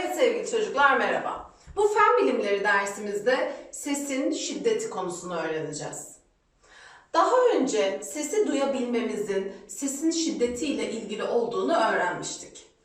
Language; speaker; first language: Turkish; native; Turkish